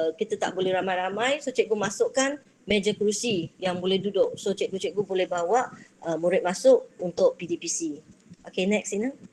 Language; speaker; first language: Malay; non-native, local second language; Chinese